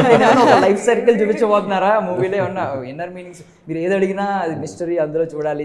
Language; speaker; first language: Telugu; native; Telugu